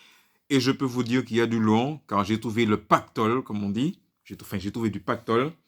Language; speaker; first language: French; native; French